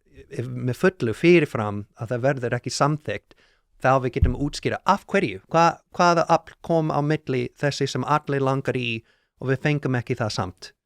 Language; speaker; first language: Icelandic; non-native, learner; English